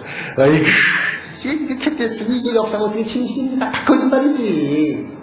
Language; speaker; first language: Korean; native; Korean